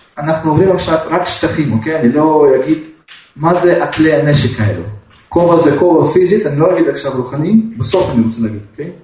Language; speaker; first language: Hebrew; non-native, fluent; Russian